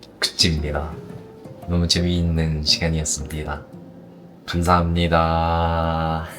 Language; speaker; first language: Korean; non-native, fluent; Japanese